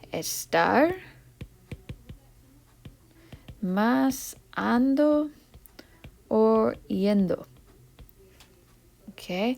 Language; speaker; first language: Spanish; non-native, fluent; English